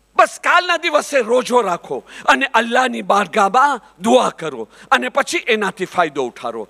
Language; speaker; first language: Gujarati; early bilingual, heritage; Gujarati